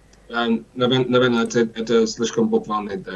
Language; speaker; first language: Russian; non-native, learner; English